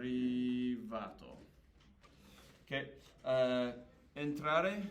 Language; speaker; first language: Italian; non-native, fluent; English